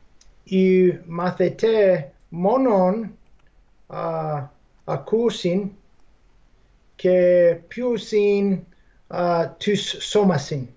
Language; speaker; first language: Greek; non-native, fluent; English